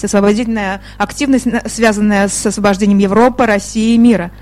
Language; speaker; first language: Russian; native; Russian